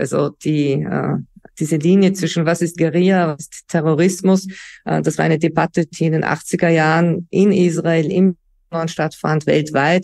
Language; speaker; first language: German; native; German